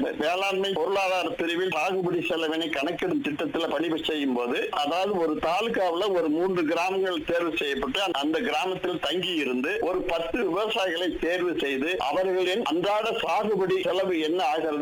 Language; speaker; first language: Tamil; native; Tamil